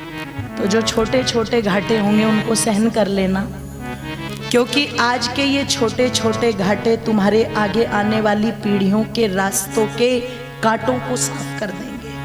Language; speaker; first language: Hindi; native; Hindi